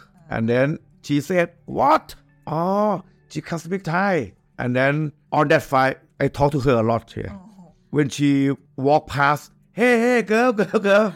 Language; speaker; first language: English; non-native, learner; Thai